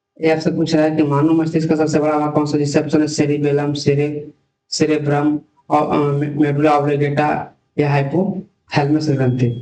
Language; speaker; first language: Hindi; native; Hindi